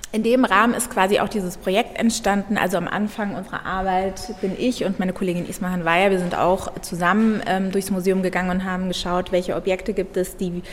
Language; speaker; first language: German; non-native, fluent; Malay